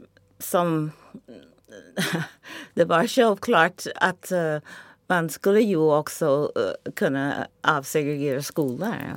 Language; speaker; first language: Swedish; non-native, fluent; English